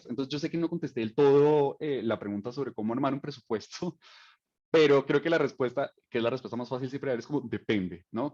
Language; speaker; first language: Spanish; native; Spanish